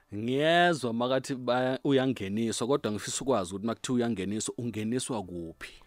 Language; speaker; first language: Zulu; native; Zulu